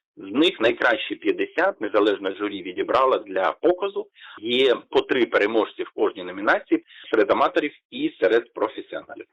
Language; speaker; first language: Ukrainian; native; Ukrainian